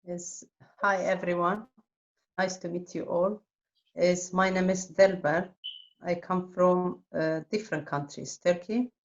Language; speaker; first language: English; non-native, learner; Turkish